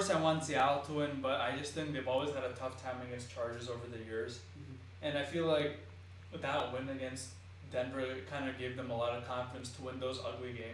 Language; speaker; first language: English; native; English